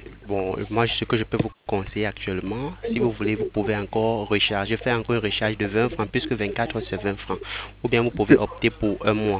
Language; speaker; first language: French; native; French